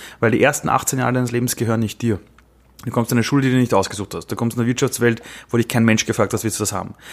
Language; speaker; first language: German; early bilingual, other home language; Persian